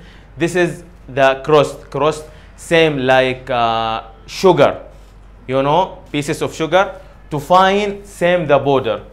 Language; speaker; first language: English; non-native, learner; Arabic